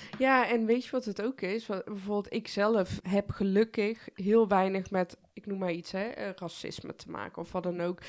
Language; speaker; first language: Dutch; early bilingual, other home language; Persian